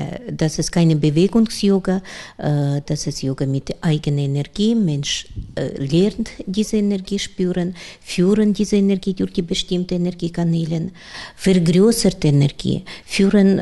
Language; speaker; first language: German; non-native, learner; Russian